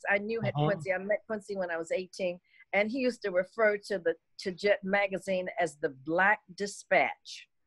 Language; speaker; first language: English; native; English